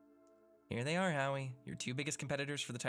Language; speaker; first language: English; native; English